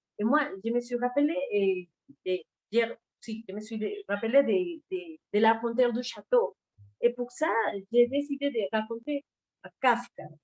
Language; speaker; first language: French; non-native, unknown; Spanish